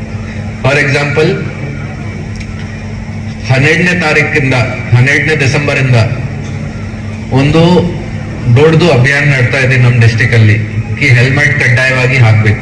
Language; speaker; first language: Kannada; non-native, local second language; Hindi